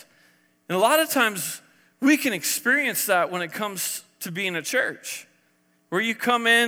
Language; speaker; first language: English; native; English